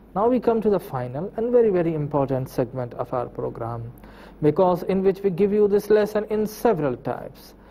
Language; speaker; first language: English; non-native, local second language; Urdu